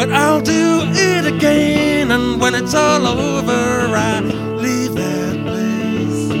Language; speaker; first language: English; native; English